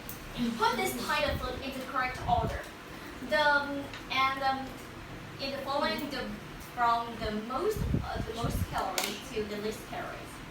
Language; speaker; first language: English; non-native, learner; Vietnamese